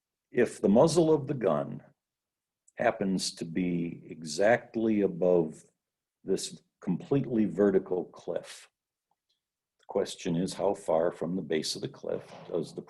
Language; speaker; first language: English; native; English